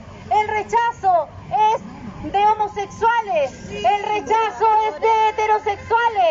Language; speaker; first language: Spanish; native; Spanish